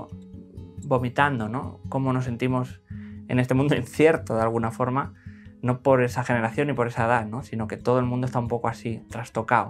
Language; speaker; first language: Spanish; native; Spanish